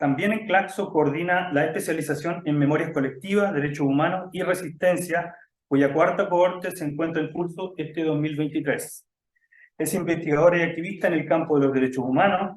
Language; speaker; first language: Spanish; native; Spanish